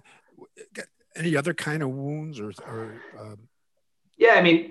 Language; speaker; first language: English; native; English